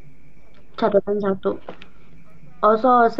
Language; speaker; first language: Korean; non-native, learner; Indonesian